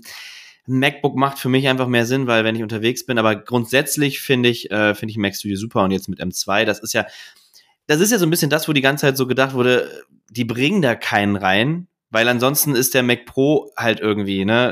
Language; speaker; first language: German; native; German